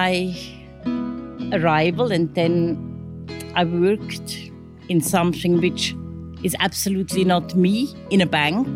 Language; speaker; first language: English; non-native, fluent; Swiss German